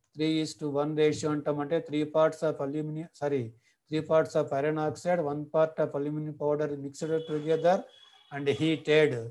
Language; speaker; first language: English; non-native, local second language; Telugu